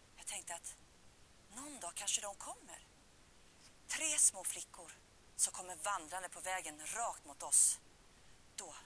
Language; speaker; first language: Swedish; early bilingual, other home language; Finnish